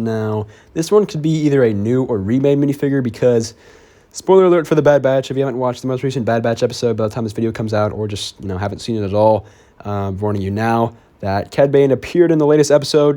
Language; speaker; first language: English; native; English